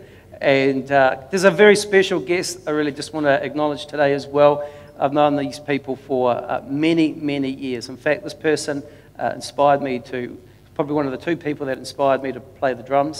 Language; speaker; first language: English; native; English